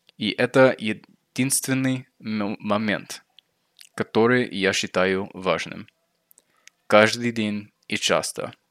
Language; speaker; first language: Russian; non-native, fluent; English